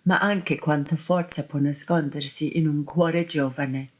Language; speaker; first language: Italian; non-native, fluent; English